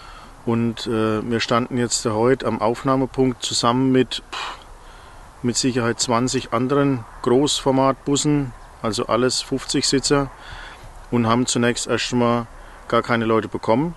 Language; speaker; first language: German; native; German